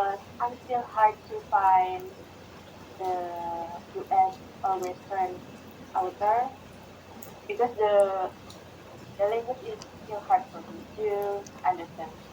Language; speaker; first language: English; non-native, learner; Indonesian